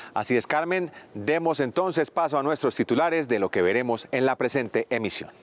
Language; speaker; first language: Spanish; native; Spanish